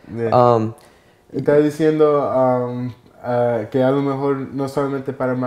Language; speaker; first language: Spanish; early bilingual, heritage; Spanish